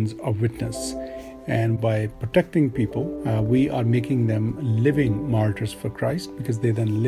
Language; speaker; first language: English; non-native, local second language; Urdu